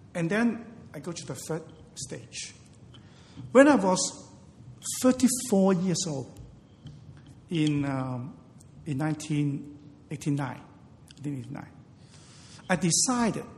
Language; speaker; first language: English; non-native, local second language; Cantonese